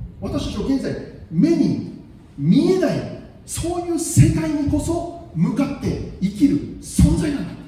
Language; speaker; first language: Japanese; non-native, fluent; Korean